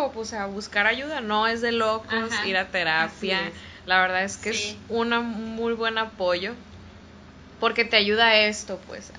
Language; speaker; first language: Spanish; native; Spanish